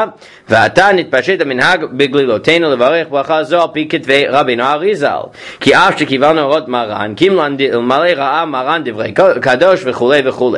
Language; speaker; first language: Hebrew; non-native, fluent; English